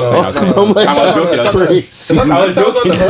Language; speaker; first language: English; native; English